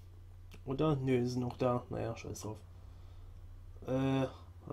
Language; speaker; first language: German; native; German